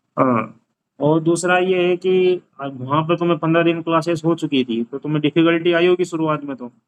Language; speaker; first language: Hindi; native; Hindi